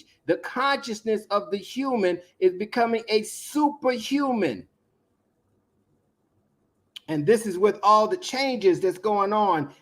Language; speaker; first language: English; native; English